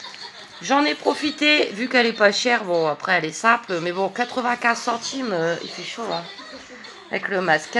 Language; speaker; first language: French; native; French